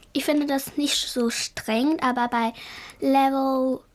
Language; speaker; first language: German; early bilingual, other home language; Chinese